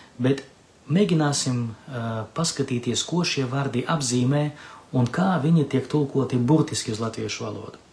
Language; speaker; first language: Latvian; non-native, local second language; Russian